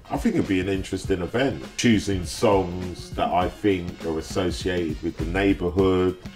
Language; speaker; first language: English; native; English